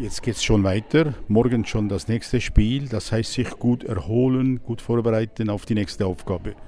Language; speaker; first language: German; native; German